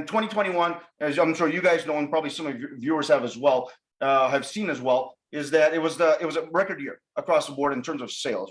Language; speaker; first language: English; native; English